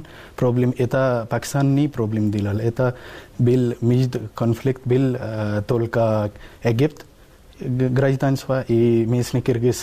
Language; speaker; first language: Russian; non-native, learner; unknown